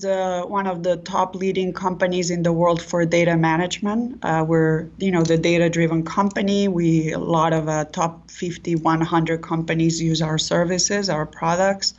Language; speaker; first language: English; non-native, fluent; Catalan